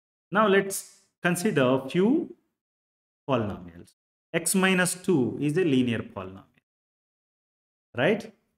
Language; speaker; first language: English; non-native, local second language; Telugu